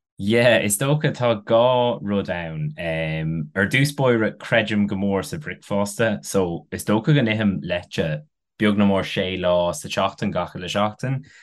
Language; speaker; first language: Irish; non-native, local second language; English